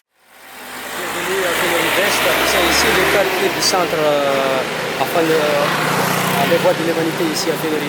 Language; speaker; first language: French; non-native, local second language; Malagasy